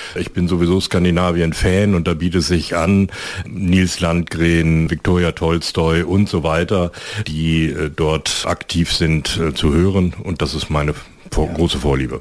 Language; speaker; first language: German; native; German